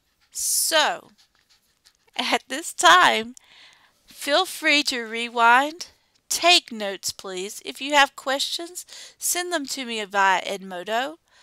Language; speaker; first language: English; native; English